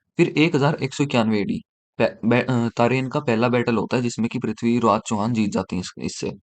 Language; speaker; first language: Hindi; native; Hindi